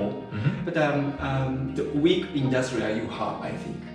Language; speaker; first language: English; non-native, learner; Japanese